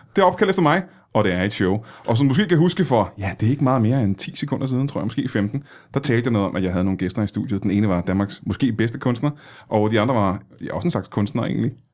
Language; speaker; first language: Danish; native; Danish